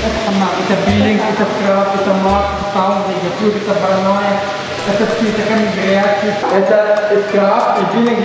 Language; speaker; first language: Russian; non-native, learner; Arabic